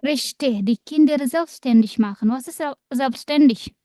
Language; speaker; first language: German; non-native, fluent; Indonesian